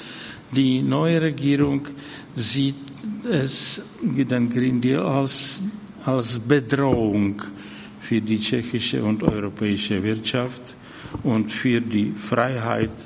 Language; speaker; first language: German; non-native, fluent; Czech